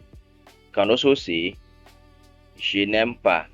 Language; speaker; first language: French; non-native, fluent; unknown